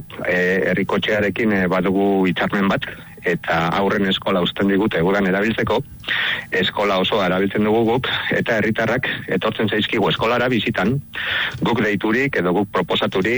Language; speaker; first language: Basque; non-native, local second language; Spanish